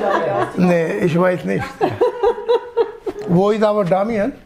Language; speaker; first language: German; non-native, learner; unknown